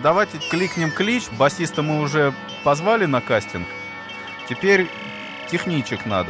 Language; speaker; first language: Russian; native; Russian